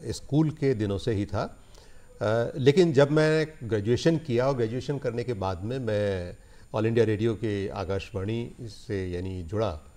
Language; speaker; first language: Hindi; native; Hindi